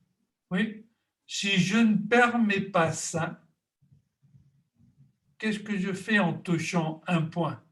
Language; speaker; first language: French; non-native, fluent; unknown